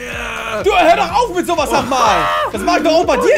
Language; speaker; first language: German; native; German